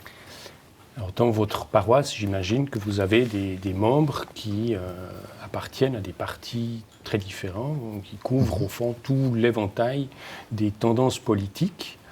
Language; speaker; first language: French; native; French